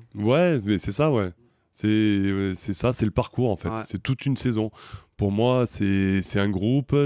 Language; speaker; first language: French; native; French